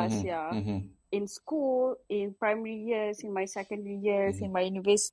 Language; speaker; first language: English; non-native, local second language; Malay